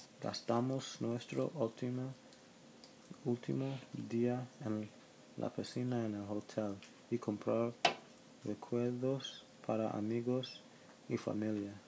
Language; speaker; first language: Spanish; non-native, learner; English